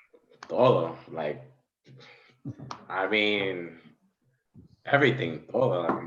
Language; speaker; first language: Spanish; early bilingual, heritage; English